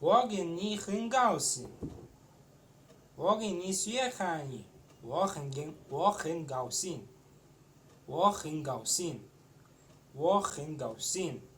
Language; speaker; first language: Chinese; non-native, learner; Arabic